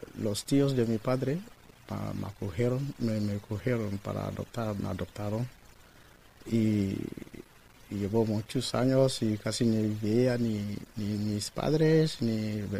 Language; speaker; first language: Spanish; non-native, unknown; Akan